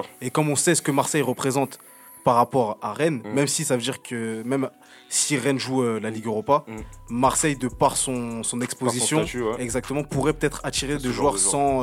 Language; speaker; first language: French; native; French